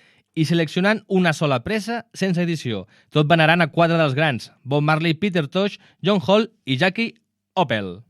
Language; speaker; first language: Catalan; native; Catalan